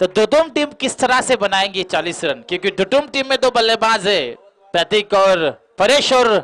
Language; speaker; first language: Hindi; non-native, local second language; Marathi